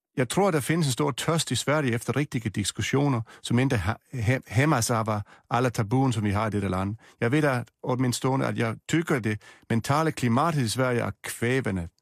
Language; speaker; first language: Swedish; native; Swedish